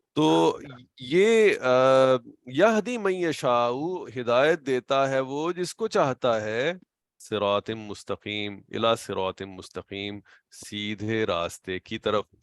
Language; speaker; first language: Urdu; native; Urdu